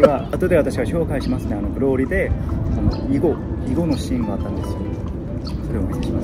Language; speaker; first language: Japanese; non-native, fluent; Korean